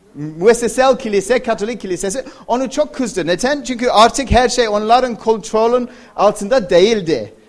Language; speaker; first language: Turkish; non-native, fluent; English